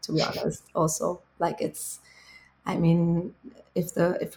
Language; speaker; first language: English; non-native, fluent; German